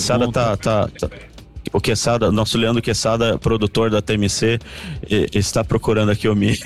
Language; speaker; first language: Portuguese; native; Portuguese